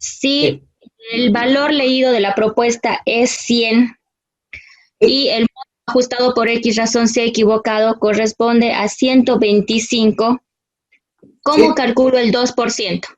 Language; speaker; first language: Spanish; native; Spanish